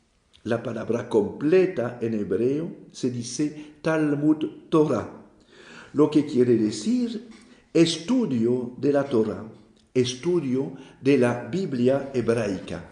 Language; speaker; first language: Spanish; non-native, fluent; French